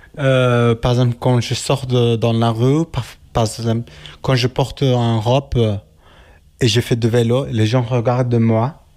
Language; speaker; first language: French; non-native, learner; Kurdish